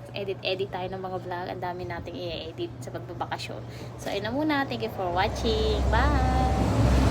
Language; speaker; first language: Filipino; non-native, local second language; Bikol